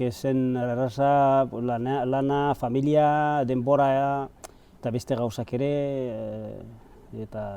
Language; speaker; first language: Basque; non-native, fluent; Arabic